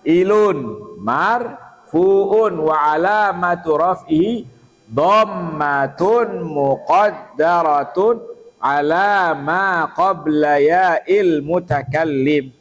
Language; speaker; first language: Arabic; non-native, fluent; Indonesian